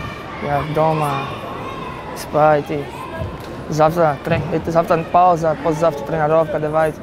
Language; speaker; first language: Russian; non-native, learner; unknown